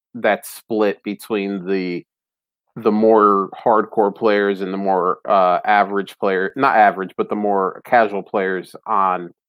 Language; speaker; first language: English; native; English